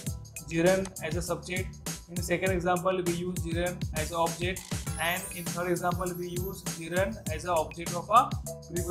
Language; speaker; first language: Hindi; native; Hindi